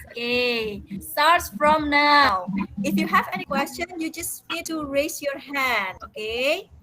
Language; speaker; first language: English; non-native, fluent; Indonesian